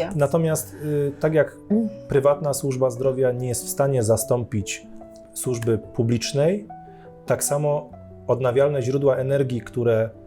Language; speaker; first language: Polish; native; Polish